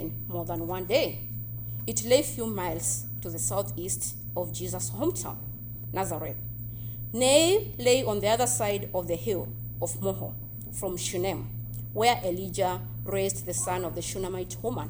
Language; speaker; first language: English; non-native, local second language; Kamba